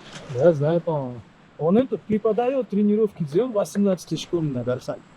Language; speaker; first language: Russian; non-native, local second language; Uzbek